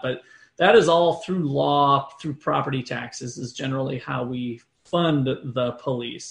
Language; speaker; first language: English; native; English